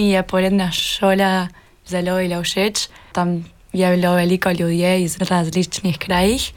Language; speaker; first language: Slovenian; early bilingual, heritage; Spanish